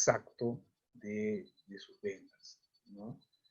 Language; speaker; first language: Spanish; native; Spanish